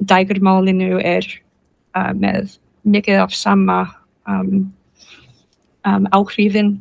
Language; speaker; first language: Icelandic; non-native, fluent; English